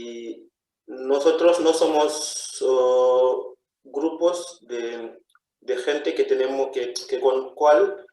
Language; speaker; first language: Spanish; non-native, fluent; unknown